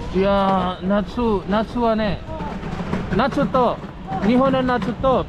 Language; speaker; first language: Japanese; non-native, learner; Filipino